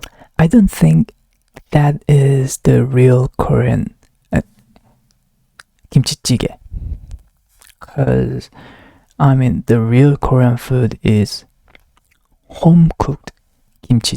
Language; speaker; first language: English; non-native, learner; Korean